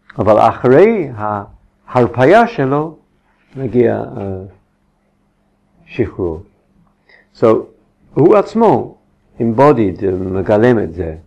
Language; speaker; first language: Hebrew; non-native, fluent; English